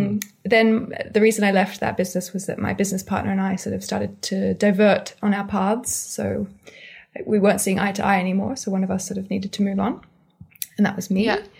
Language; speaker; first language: English; native; English